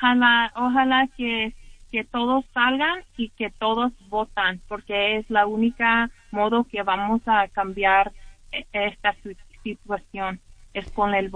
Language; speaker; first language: Spanish; early bilingual, heritage; English